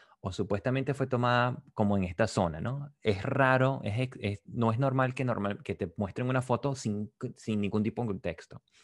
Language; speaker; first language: Spanish; native; Spanish